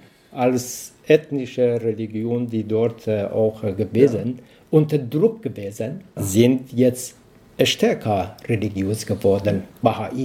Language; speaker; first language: German; non-native, learner; Persian